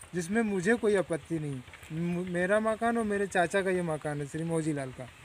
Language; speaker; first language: Hindi; native; Hindi